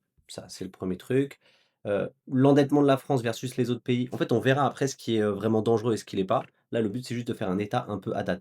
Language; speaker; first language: French; native; French